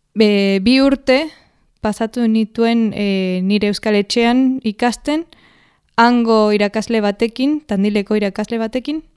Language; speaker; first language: Basque; non-native, fluent; Spanish